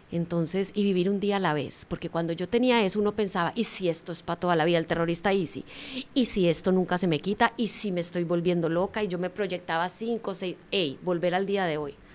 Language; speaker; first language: Spanish; native; Spanish